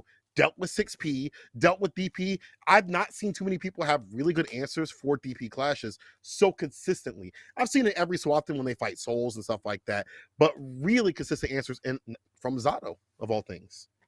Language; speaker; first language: English; native; English